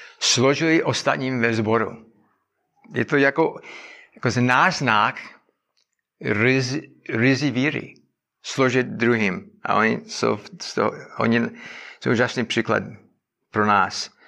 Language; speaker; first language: Czech; non-native, learner; English